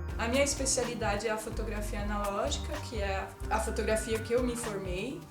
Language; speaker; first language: Portuguese; non-native, fluent; French